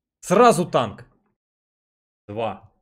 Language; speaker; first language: Russian; native; Russian